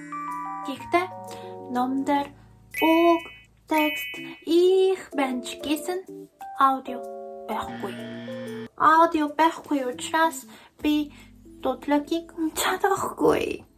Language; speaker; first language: Mongolian; non-native, learner; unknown